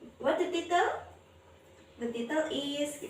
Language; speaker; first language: English; non-native, learner; Indonesian